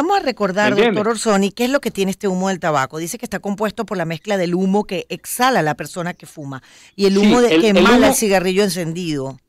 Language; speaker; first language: Spanish; native; Spanish